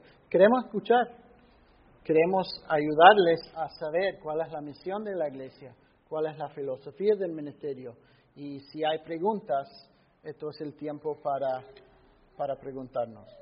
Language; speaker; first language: Spanish; non-native, fluent; English